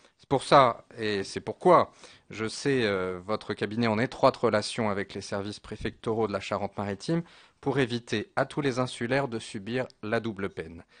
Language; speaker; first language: French; native; French